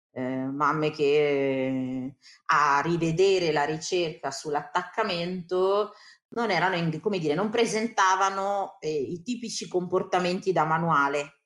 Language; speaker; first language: Italian; early bilingual, other home language; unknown